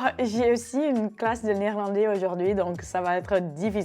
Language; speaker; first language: French; non-native, fluent; Portuguese